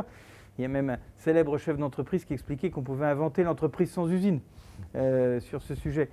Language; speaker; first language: French; native; French